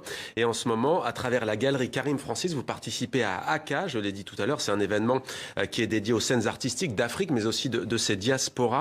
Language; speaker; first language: French; native; French